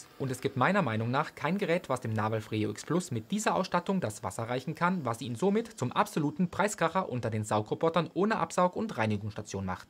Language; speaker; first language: German; native; German